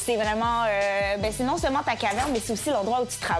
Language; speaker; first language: French; native; French